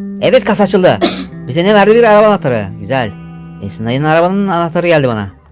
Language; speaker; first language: Turkish; native; Turkish